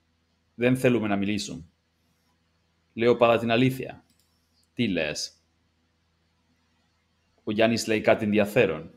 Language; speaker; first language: Greek; non-native, learner; English